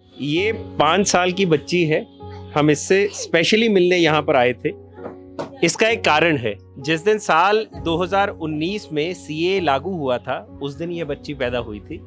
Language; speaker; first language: Hindi; native; Hindi